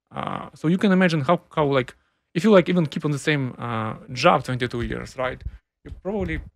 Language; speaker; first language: English; non-native, fluent; Ukrainian